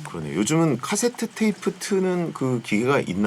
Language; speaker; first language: Korean; native; Korean